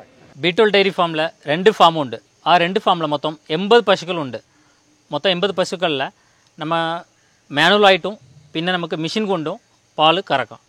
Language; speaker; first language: Malayalam; non-native, local second language; Tamil